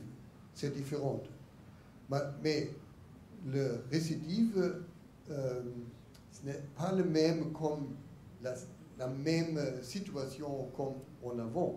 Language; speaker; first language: French; non-native, learner; German